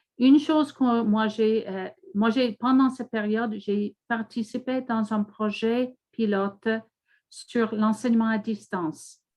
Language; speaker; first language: French; non-native, fluent; English